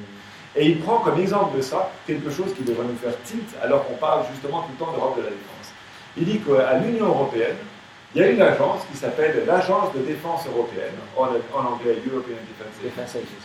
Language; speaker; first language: French; native; French